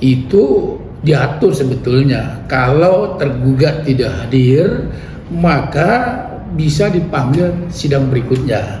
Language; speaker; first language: Indonesian; native; Indonesian